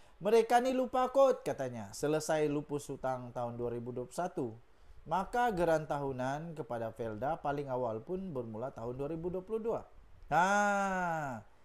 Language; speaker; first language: Malay; native; Malay